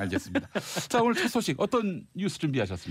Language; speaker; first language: Korean; native; Korean